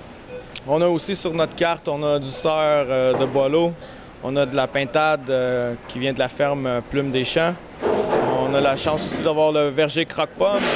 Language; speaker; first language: French; native; French